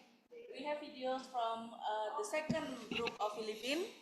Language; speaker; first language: English; non-native, fluent; Indonesian